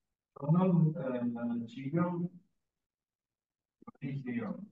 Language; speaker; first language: Korean; non-native, learner; Kyrgyz